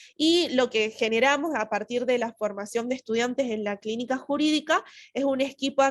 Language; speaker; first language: Spanish; native; Spanish